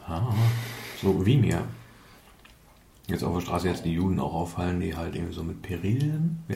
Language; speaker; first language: German; native; German